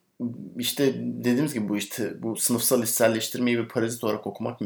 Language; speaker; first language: Turkish; native; Turkish